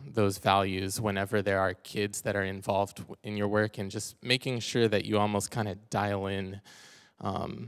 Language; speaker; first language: English; native; English